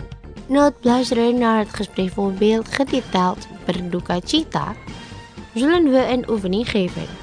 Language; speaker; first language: Dutch; non-native, learner; Indonesian